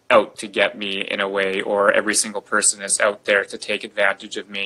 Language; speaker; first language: English; native; English